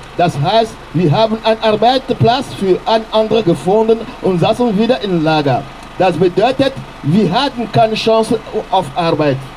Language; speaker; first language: German; non-native, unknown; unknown